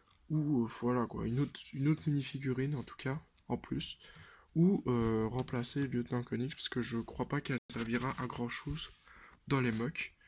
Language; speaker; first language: French; native; French